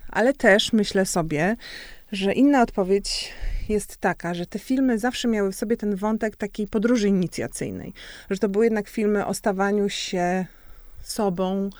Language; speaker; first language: Polish; native; Polish